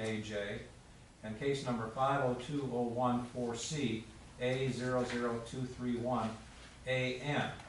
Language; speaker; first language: English; native; English